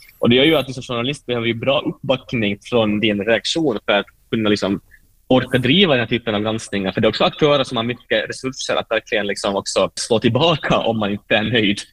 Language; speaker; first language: Swedish; native; Swedish